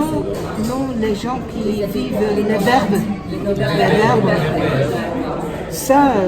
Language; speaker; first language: French; non-native, fluent; Dutch